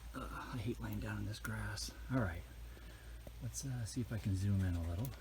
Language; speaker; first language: English; native; English